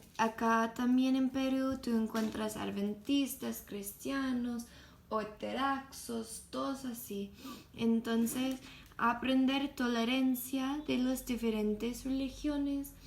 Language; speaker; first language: Spanish; non-native, learner; English